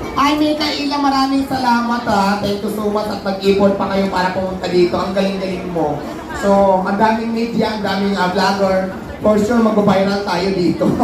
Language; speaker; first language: Filipino; native; Filipino